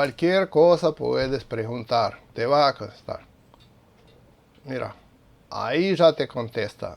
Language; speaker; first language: Spanish; non-native, fluent; Russian